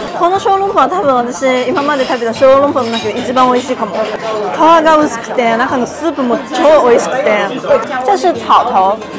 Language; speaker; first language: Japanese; non-native, fluent; Chinese